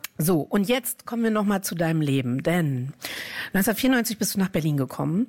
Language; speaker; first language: German; native; German